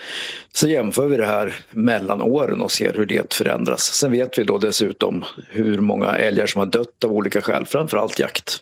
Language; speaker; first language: Swedish; native; Swedish